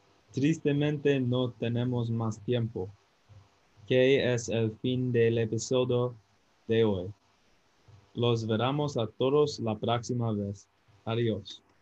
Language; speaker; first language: Spanish; non-native, learner; English